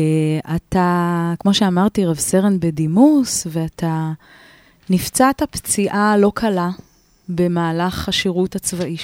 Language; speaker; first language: Hebrew; native; Hebrew